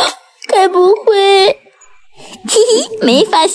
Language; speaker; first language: Chinese; native; Chinese